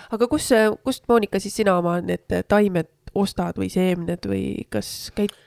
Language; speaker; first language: Estonian; native; Estonian